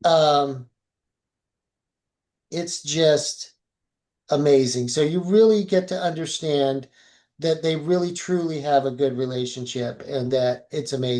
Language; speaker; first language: English; native; English